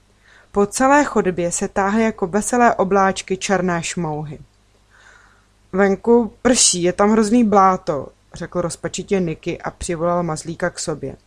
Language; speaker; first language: Czech; native; Czech